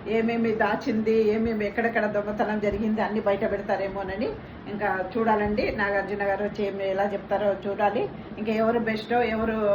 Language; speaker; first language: Telugu; non-native, local second language; Tamil